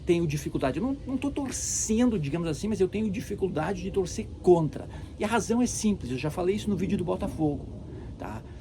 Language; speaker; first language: Portuguese; early bilingual, heritage; Portuguese